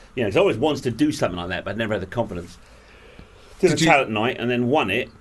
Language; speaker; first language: English; native; English